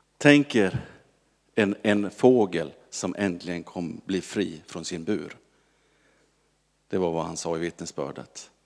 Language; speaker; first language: Swedish; native; Swedish